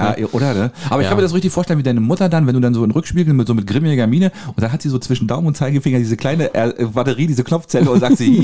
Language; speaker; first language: German; native; German